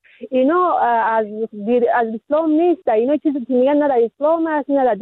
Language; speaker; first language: Persian; native; Persian